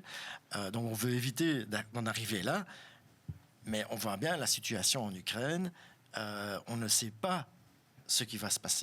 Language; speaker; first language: French; non-native, local second language; German